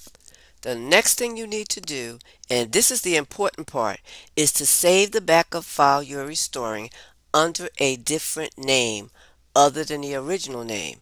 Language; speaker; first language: English; native; English